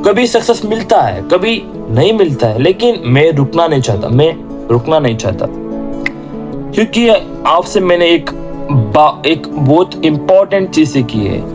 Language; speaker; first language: Hindi; non-native, local second language; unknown